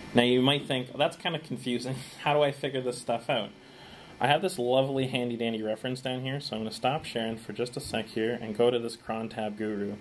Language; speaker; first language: English; native; English